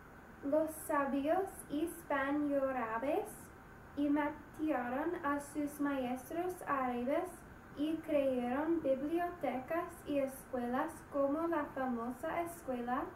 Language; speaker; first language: Spanish; non-native, learner; English